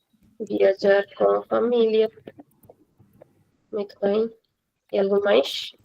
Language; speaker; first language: Portuguese; non-native, fluent; Hindi